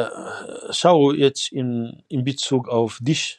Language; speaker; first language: German; non-native, fluent; Arabic